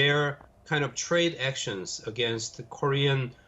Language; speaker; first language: English; non-native, fluent; Korean